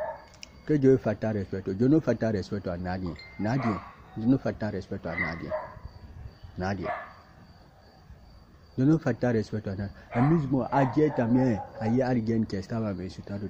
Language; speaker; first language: Spanish; non-native, learner; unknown